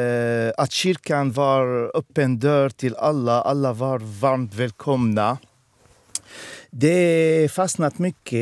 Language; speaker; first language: Swedish; non-native, fluent; Arabic